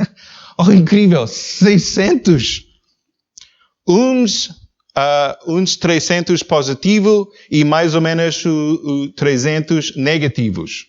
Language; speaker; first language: Portuguese; non-native, learner; English